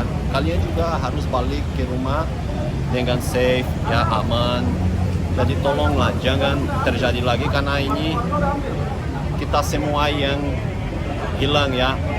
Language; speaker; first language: Indonesian; non-native, fluent; Portuguese